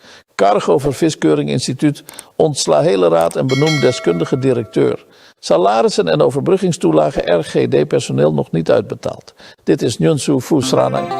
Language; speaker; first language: Dutch; native; Dutch